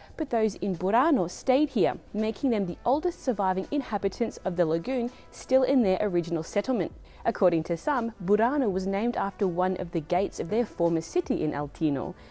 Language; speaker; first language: English; early bilingual, other home language; Italian